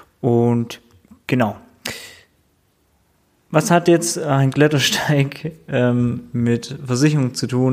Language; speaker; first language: German; native; German